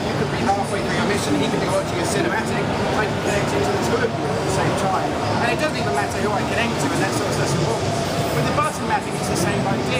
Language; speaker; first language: English; native; English